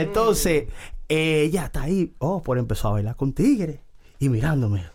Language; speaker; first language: Spanish; early bilingual, heritage; Spanish